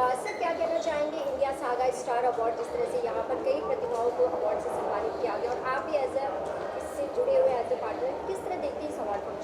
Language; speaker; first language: Hindi; native; Hindi